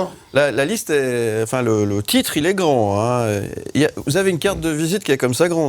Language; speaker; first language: French; native; French